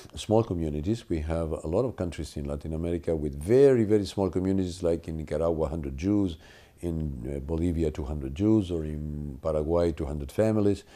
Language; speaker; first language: English; non-native, fluent; Spanish